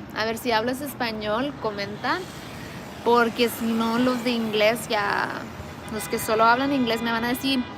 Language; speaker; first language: Spanish; early bilingual, heritage; Spanish